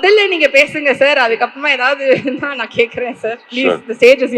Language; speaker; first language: Tamil; native; Tamil